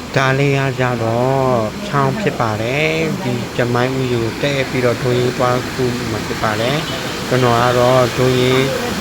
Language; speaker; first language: Burmese; non-native, local second language; S'gaw Karen